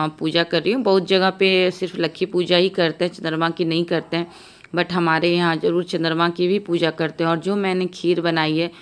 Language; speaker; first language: Hindi; native; Hindi